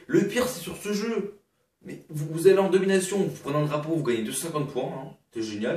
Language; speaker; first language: French; native; French